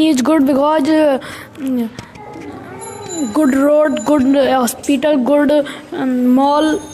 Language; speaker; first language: English; non-native, local second language; Hindi